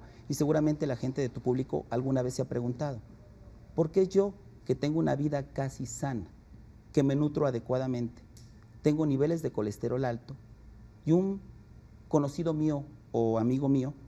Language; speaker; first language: Spanish; native; Spanish